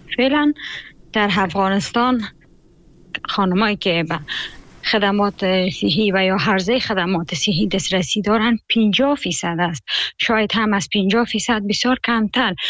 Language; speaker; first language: Persian; native; Persian